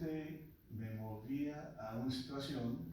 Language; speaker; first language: Spanish; non-native, local second language; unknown